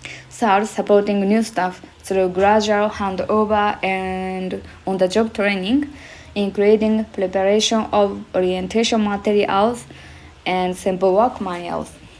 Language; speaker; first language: English; non-native, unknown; Japanese